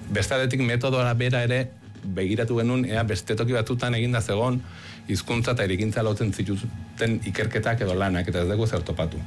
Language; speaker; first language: Basque; native; Basque